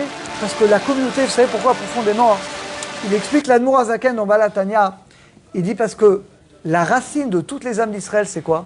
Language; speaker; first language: French; native; French